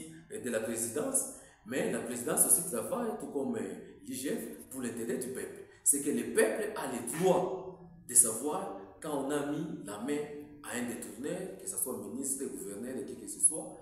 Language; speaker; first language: French; non-native, local second language; Swahili